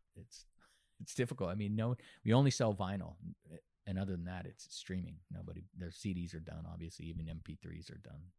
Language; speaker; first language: English; native; English